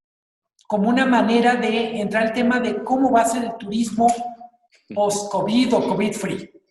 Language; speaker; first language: Spanish; native; Spanish